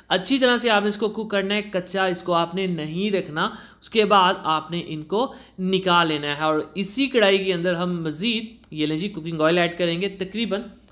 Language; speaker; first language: Urdu; native; Urdu